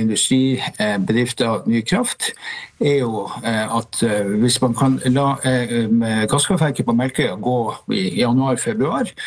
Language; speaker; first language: Norwegian; native; Norwegian